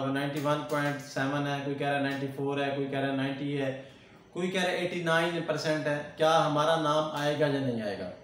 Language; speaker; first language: Urdu; non-native, local second language; Punjabi